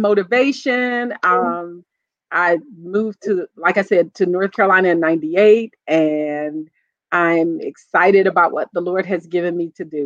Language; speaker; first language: English; native; English